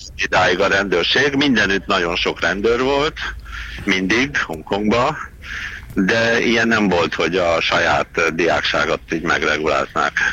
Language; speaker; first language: Hungarian; native; Hungarian